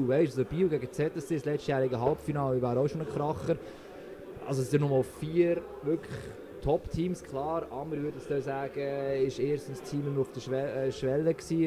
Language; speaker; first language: German; native; German